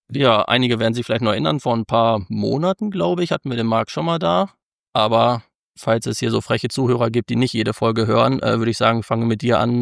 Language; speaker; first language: German; native; German